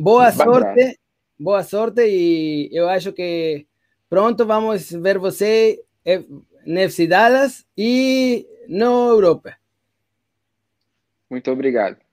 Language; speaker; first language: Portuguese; non-native, learner; Spanish